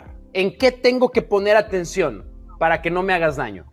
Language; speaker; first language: Spanish; native; Spanish